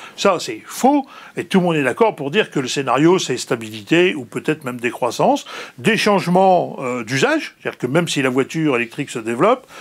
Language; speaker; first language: French; native; French